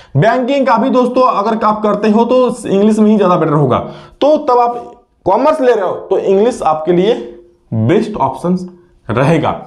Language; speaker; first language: Hindi; native; Hindi